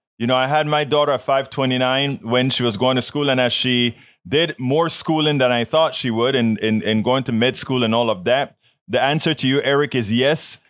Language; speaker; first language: English; non-native, fluent; Spanish